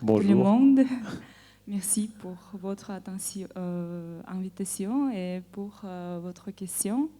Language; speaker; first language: French; non-native, learner; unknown